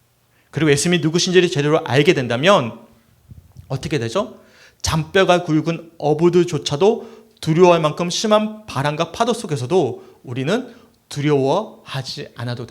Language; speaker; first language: Korean; native; Korean